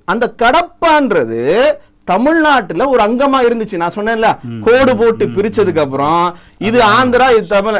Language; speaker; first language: Tamil; non-native, local second language; Telugu